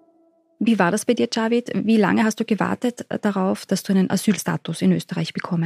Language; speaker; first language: German; native; German